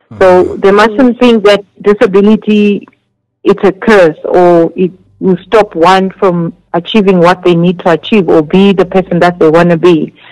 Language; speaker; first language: English; non-native, local second language; Zulu